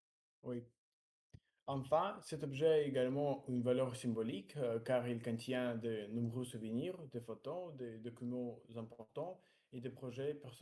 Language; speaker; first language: French; non-native, learner; Russian